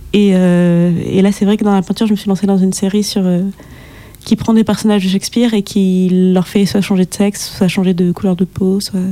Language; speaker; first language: French; native; French